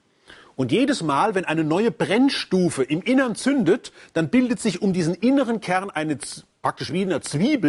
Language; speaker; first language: German; native; German